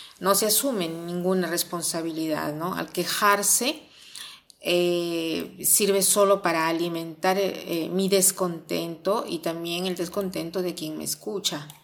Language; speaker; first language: Spanish; non-native, fluent; Italian